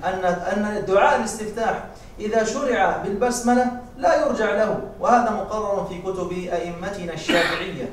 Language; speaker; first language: Arabic; native; Arabic